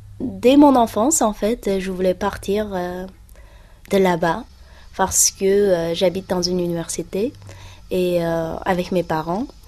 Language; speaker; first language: French; non-native, fluent; Uyghur